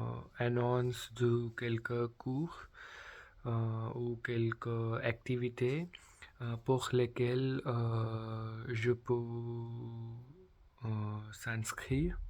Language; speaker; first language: French; non-native, learner; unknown